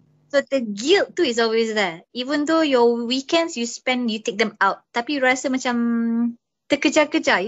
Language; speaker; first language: English; non-native, local second language; Malay